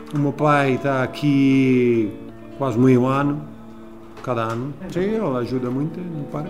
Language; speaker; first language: Portuguese; non-native, learner; Dutch